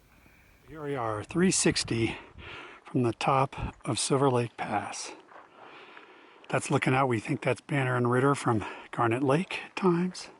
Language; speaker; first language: English; native; English